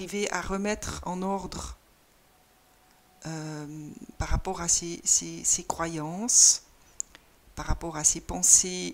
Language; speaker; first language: French; native; French